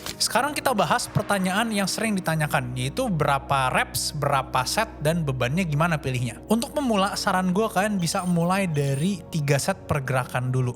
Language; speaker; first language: Indonesian; native; Indonesian